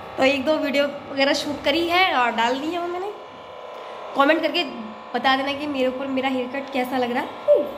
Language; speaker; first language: Hindi; native; Hindi